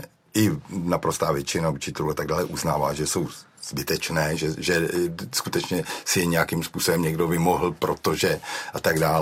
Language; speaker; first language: Czech; native; Czech